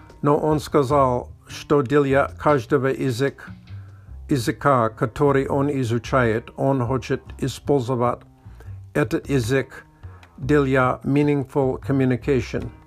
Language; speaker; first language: Russian; non-native, learner; English